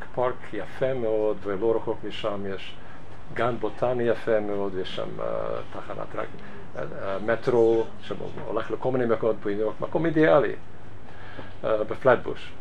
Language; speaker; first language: Hebrew; non-native, fluent; Hungarian